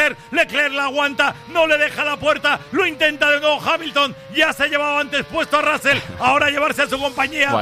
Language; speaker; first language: Spanish; native; Spanish